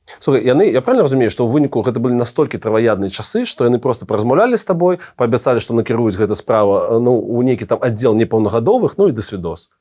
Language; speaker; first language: Belarusian; non-native, local second language; Russian